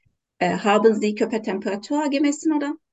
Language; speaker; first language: German; non-native, learner; Turkish